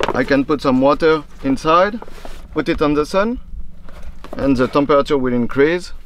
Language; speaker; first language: English; non-native, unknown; French